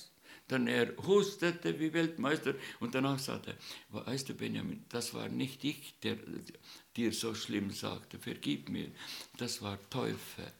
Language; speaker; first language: German; non-native, learner; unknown